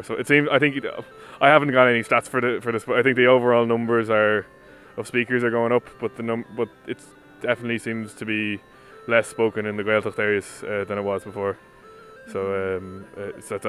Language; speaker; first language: English; non-native, local second language; Irish